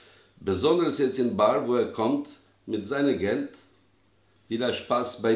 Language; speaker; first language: German; non-native, learner; Albanian